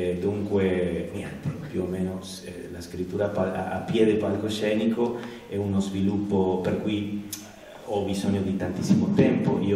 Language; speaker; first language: Italian; non-native, learner; Spanish